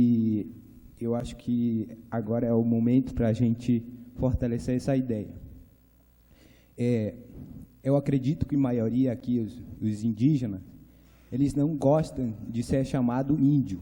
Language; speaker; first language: Portuguese; non-native, local second language; Ticuna